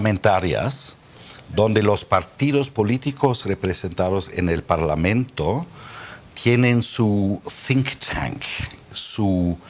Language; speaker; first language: Spanish; non-native, fluent; German